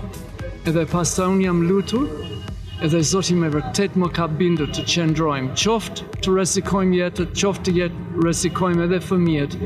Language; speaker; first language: Albanian; non-native, learner; English